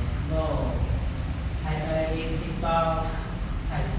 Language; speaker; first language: Vietnamese; non-native, fluent; Hindi